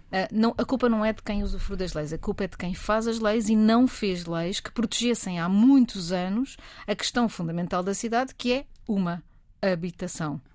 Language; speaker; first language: Portuguese; native; Portuguese